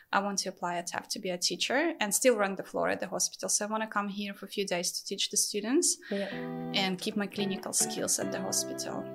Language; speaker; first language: English; non-native, fluent; Ukrainian